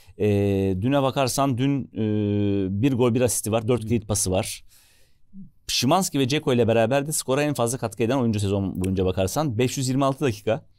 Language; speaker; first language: Turkish; native; Turkish